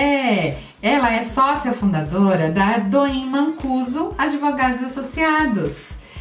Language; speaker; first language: Portuguese; native; Portuguese